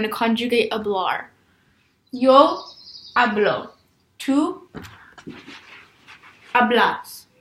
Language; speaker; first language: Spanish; non-native, learner; English